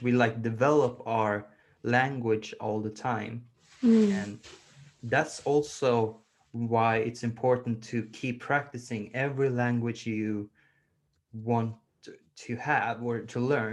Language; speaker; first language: English; non-native, fluent; Swedish